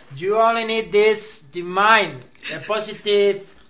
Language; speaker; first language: English; native; English